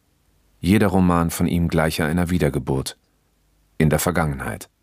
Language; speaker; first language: German; native; German